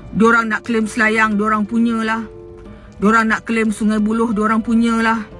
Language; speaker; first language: Malay; native; Malay